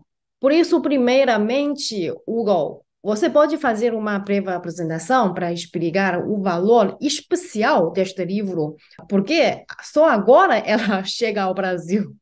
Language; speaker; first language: Portuguese; non-native, fluent; Chinese